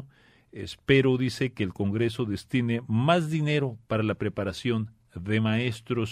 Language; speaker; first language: Spanish; native; Spanish